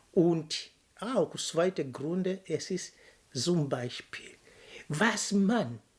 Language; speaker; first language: German; non-native, fluent; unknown